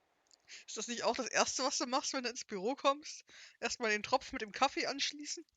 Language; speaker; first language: German; native; German